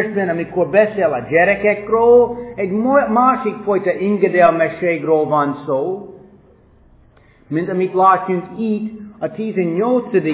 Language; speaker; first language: Hungarian; non-native, fluent; English